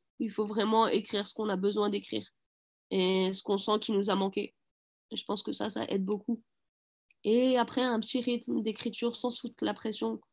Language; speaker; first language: French; early bilingual, other home language; Arabic